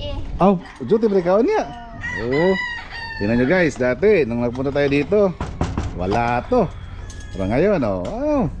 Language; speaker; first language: Filipino; native; Filipino